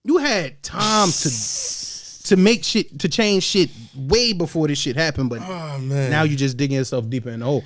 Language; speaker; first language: English; native; English